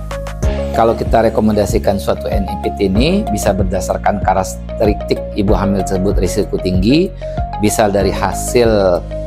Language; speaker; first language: Indonesian; native; Indonesian